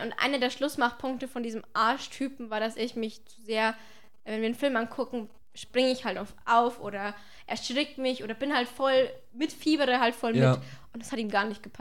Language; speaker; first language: German; native; German